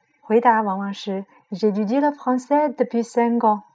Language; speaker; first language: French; non-native, fluent; Chinese